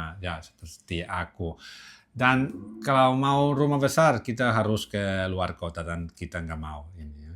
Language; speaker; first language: Indonesian; non-native, learner; Catalan